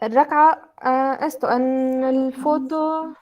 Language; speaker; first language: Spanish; non-native, learner; Arabic